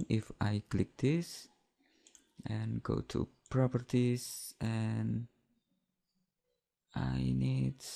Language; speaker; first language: English; non-native, learner; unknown